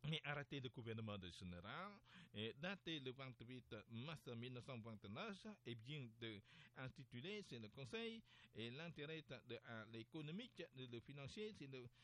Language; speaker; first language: French; non-native, learner; Khmer